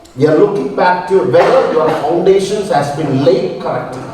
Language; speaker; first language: English; non-native, local second language; Malayalam